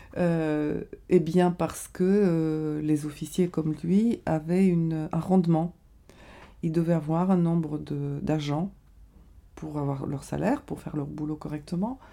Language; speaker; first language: French; non-native, fluent; Bulgarian